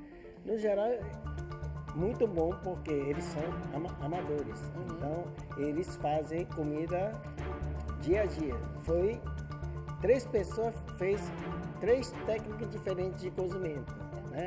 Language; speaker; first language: Portuguese; non-native, fluent; Japanese